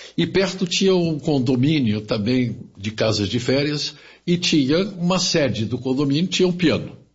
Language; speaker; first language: Portuguese; early bilingual, other home language; German